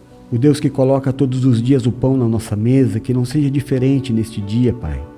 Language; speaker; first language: Portuguese; native; Portuguese